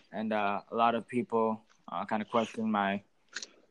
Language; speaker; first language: English; native; English